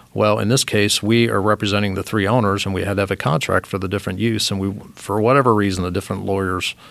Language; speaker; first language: English; native; English